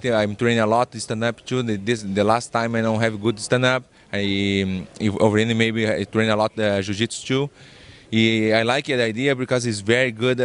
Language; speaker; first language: English; non-native, learner; Portuguese